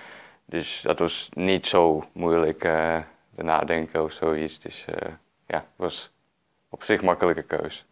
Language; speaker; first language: Dutch; non-native, fluent; Czech